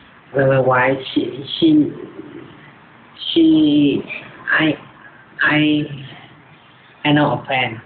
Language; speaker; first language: English; non-native, learner; Vietnamese